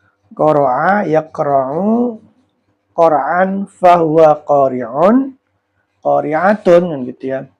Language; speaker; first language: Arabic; non-native, fluent; Indonesian